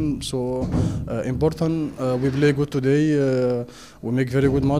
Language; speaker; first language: English; non-native, learner; Arabic